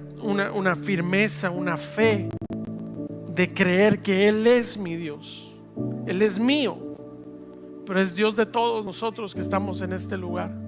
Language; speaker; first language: Spanish; native; Spanish